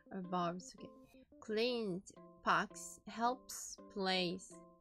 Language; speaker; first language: English; non-native, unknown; Japanese